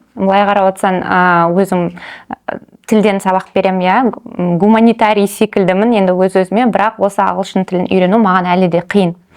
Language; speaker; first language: Kazakh; non-native, local second language; Russian